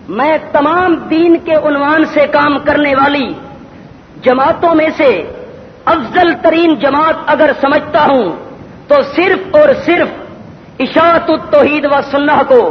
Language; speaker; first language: Urdu; non-native, local second language; Punjabi